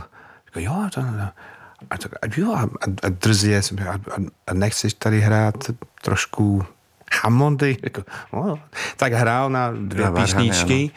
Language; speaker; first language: Czech; non-native, fluent; English